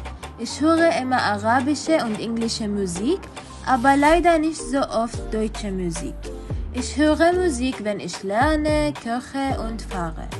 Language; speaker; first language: German; non-native, learner; Arabic